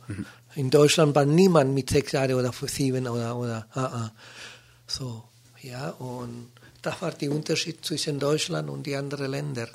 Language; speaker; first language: German; non-native, learner; Spanish